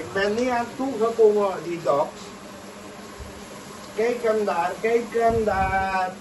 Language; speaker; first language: Dutch; non-native, local second language; Caribbean Hindustani